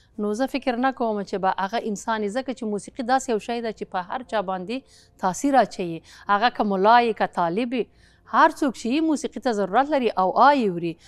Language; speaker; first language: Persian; non-native, local second language; Pashto